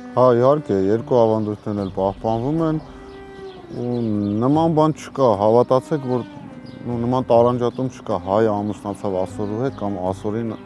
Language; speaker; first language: Armenian; native; Armenian